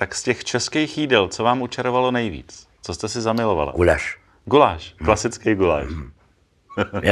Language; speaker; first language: Czech; native; Czech